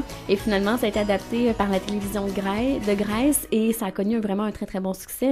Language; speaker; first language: French; native; French